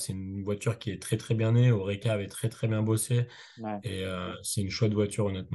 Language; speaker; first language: French; native; French